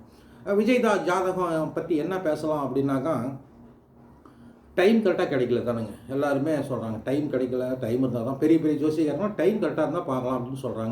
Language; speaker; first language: Tamil; native; Tamil